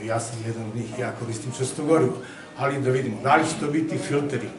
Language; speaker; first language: Serbian; native; Serbian